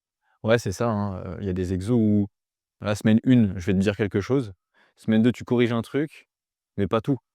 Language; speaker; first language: French; native; French